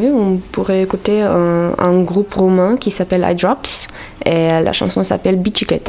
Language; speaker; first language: French; non-native, fluent; Romanian